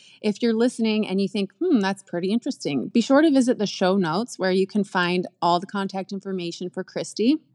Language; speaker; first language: English; native; English